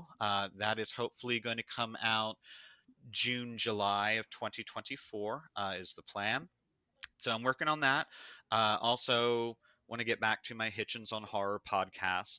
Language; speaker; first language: English; native; English